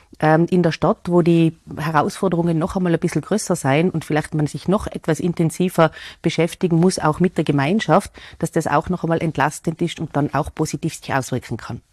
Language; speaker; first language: German; native; German